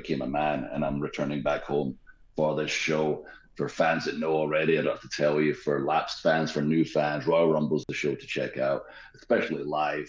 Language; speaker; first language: English; native; English